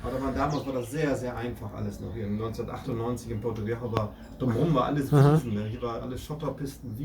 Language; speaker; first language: German; native; German